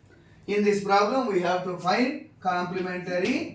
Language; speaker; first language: English; non-native, local second language; Telugu